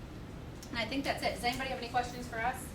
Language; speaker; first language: English; native; English